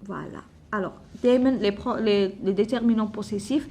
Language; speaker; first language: French; non-native, local second language; Arabic